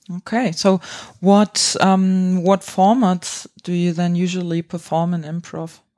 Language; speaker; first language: English; non-native, fluent; German